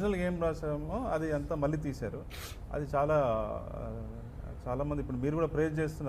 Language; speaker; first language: Telugu; native; Telugu